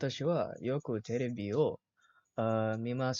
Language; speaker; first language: Japanese; non-native, learner; Malay